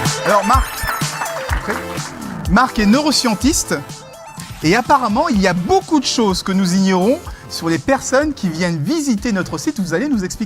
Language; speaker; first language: French; native; French